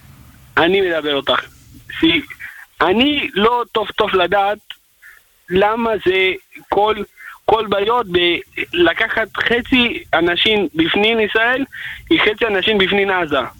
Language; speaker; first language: Hebrew; non-native, learner; Spanish